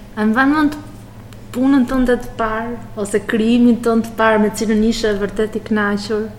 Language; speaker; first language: Albanian; native; Albanian